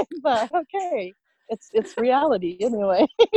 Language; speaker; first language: English; native; English